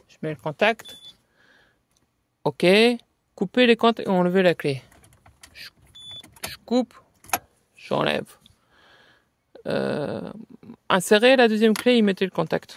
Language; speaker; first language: French; native; French